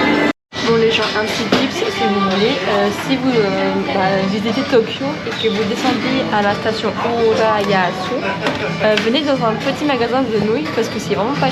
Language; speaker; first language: French; native; French